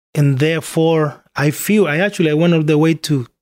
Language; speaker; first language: English; non-native, fluent; Spanish